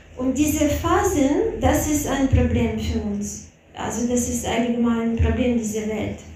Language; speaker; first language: German; non-native, fluent; Russian